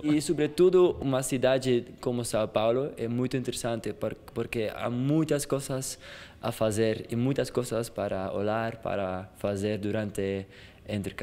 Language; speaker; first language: Portuguese; non-native, learner; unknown